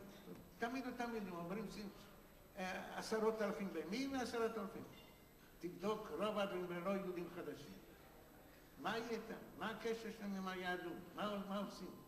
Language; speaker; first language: Hebrew; non-native, fluent; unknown